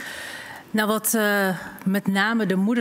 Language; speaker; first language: Dutch; native; Dutch